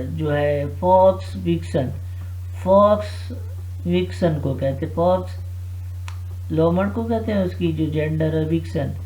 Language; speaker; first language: Urdu; non-native, local second language; Punjabi